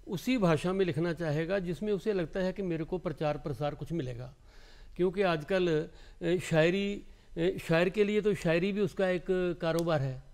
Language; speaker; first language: Hindi; non-native, local second language; Punjabi